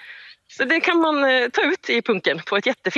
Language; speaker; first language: Swedish; native; Swedish